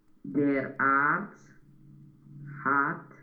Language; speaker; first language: German; non-native, learner; Romanian